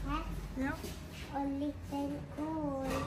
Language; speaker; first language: Swedish; early bilingual, other home language; Mongolian